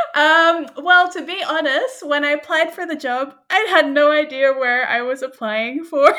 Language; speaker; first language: English; native; English